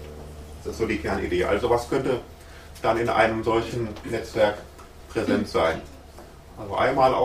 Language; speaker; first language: German; native; German